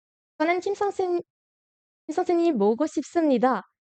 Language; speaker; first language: Korean; non-native, fluent; French